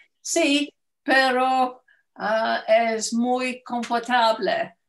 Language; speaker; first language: Spanish; non-native, learner; English